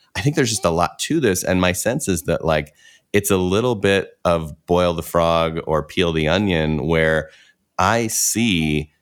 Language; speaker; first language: English; native; English